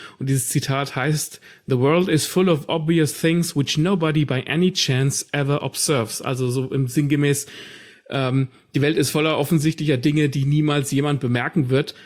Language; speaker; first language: German; native; German